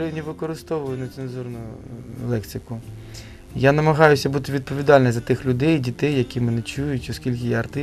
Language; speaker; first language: Ukrainian; native; Ukrainian